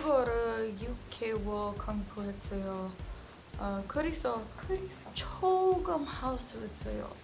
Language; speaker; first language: Korean; non-native, learner; English